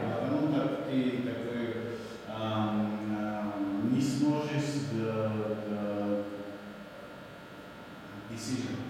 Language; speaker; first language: Russian; non-native, learner; Bulgarian